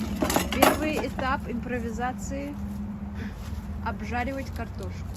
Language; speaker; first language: Russian; early bilingual, heritage; Russian